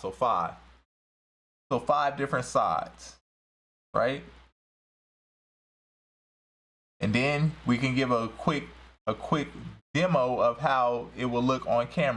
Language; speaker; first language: English; native; English